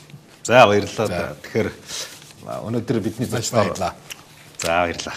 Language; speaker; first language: Mongolian; native; Mongolian